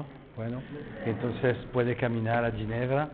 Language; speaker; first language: Spanish; non-native, fluent; French